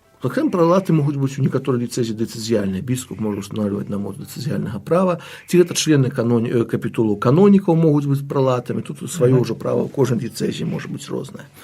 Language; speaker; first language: Belarusian; native; Belarusian